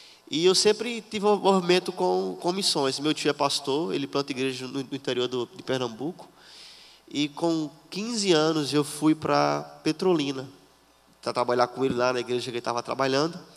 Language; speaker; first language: Portuguese; native; Portuguese